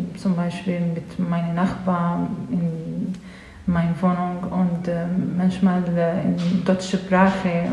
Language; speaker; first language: German; non-native, learner; Arabic